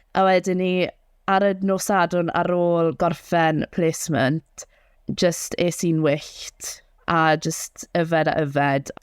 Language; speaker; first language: Welsh; native; Welsh